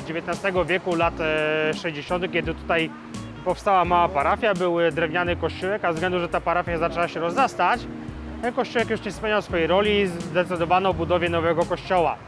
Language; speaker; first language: Polish; native; Polish